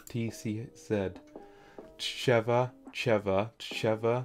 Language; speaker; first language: Polish; non-native, learner; English